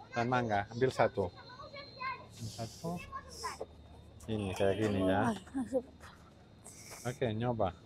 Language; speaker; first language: Indonesian; non-native, learner; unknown